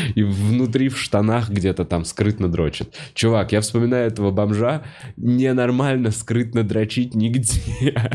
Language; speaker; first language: Russian; native; Russian